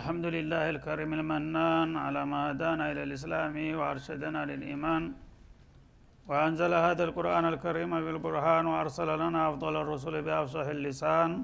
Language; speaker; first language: Arabic; non-native, fluent; Amharic